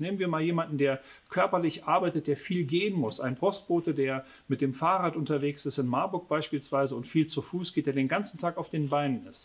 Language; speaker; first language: German; native; German